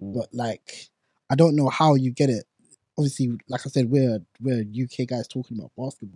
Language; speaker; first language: English; non-native, local second language; Akan